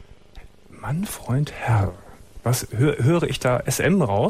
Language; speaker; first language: German; native; German